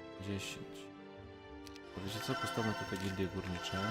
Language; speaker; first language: Polish; native; Polish